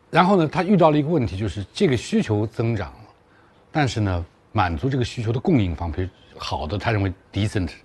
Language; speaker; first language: Chinese; native; Chinese